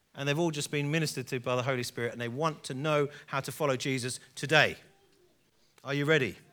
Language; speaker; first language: English; native; English